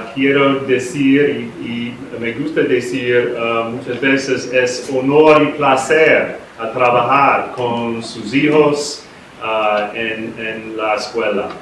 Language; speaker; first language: Spanish; non-native, learner; English